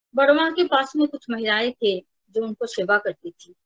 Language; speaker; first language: Hindi; non-native, local second language; Bangla